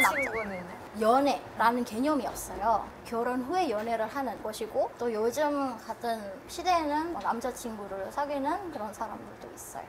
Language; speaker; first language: Korean; non-native, fluent; Indonesian